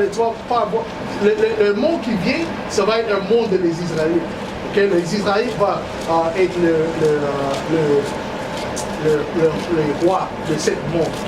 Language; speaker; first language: French; non-native, learner; English